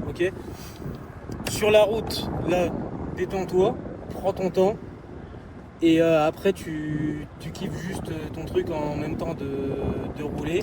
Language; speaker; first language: French; native; French